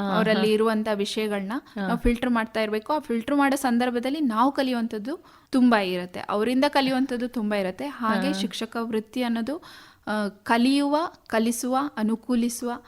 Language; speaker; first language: Kannada; native; Kannada